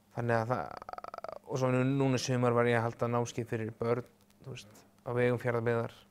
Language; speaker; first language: Icelandic; native; Icelandic